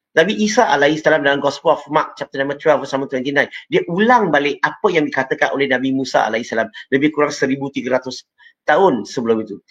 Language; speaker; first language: Malay; non-native, local second language; Chinese